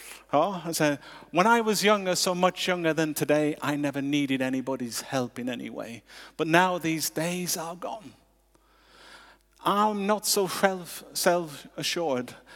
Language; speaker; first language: English; native; English